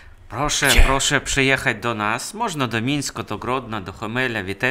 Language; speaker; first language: Polish; non-native, fluent; Russian